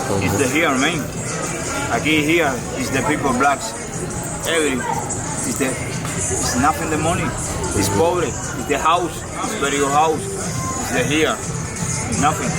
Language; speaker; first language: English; non-native, learner; Spanish